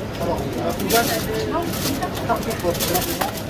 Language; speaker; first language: French; non-native, learner; Thai